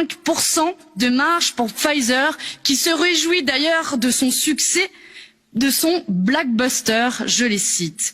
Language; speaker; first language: French; native; French